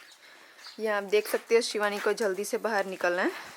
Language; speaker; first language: Hindi; native; Hindi